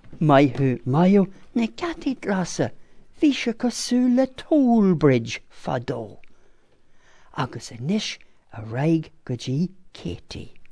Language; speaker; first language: Irish; non-native, local second language; English